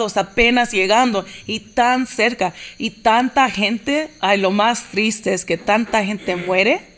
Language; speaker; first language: Spanish; early bilingual, heritage; Spanish